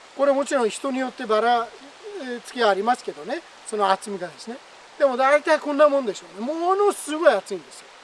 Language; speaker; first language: Japanese; non-native, fluent; Persian